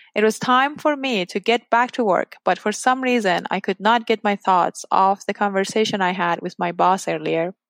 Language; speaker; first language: English; non-native, fluent; Persian